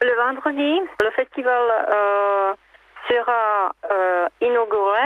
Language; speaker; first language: French; non-native, learner; Czech